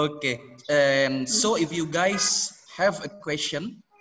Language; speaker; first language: English; non-native, learner; Indonesian